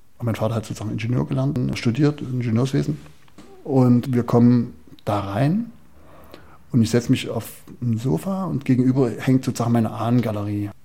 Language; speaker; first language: German; native; German